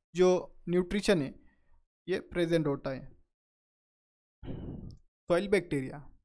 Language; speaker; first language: Hindi; non-native, local second language; Marathi